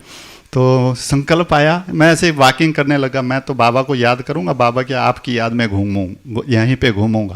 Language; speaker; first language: Hindi; native; Hindi